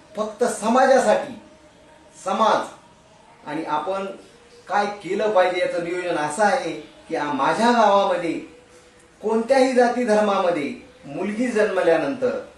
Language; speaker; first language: Marathi; native; Marathi